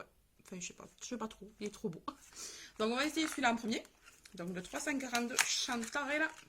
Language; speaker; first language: French; native; French